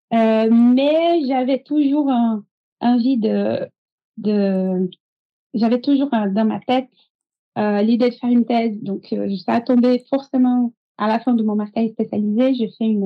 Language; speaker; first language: French; non-native, fluent; Portuguese